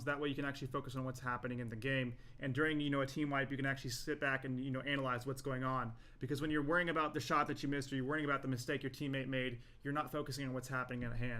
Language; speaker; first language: English; native; English